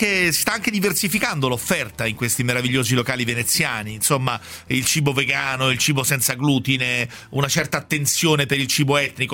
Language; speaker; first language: Italian; native; Italian